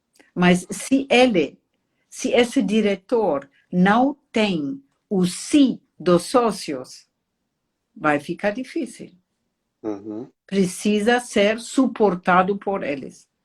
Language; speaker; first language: Portuguese; non-native, fluent; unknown